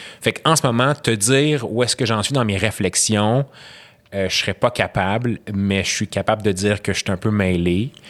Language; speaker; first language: French; early bilingual, other home language; Arabic